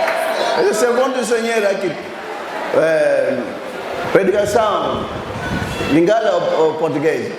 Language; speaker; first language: Portuguese; non-native, learner; Lingala